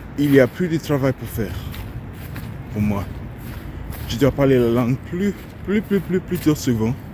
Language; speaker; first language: French; non-native, learner; English